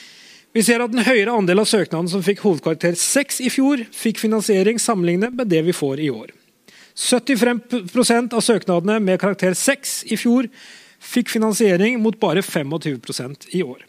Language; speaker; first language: Norwegian; native; Norwegian